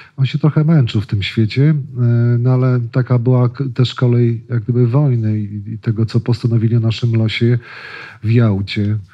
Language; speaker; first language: Polish; native; Polish